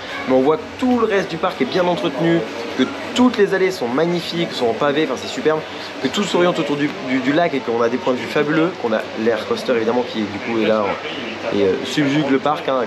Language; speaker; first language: French; native; French